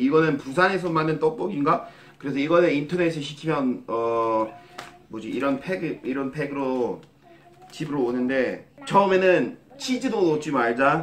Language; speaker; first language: Korean; non-native, fluent; English